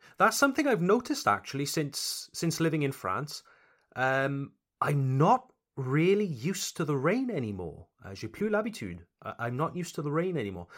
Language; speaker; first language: English; native; English